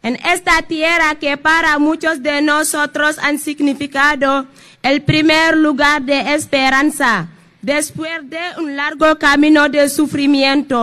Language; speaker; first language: Spanish; non-native, fluent; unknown